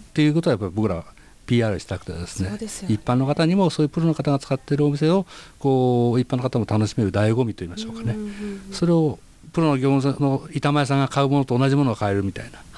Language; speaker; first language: Japanese; native; Japanese